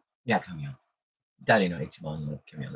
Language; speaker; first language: Japanese; non-native, learner; English